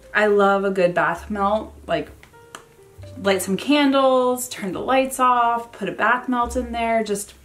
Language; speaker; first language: English; native; English